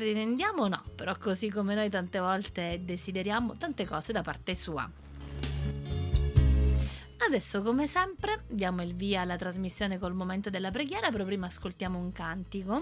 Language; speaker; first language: Italian; native; Italian